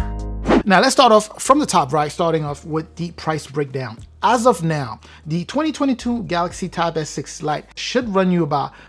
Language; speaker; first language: English; native; English